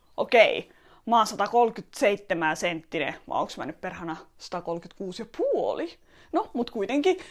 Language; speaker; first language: Finnish; early bilingual, other home language; Estonian